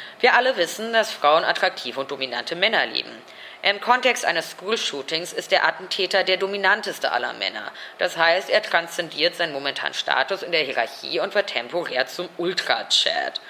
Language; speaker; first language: German; native; German